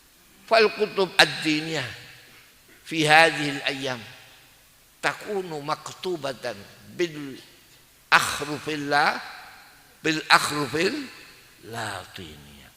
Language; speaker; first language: Arabic; non-native, fluent; Javanese